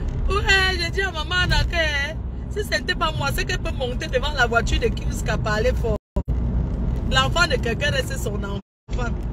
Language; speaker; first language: French; non-native, local second language; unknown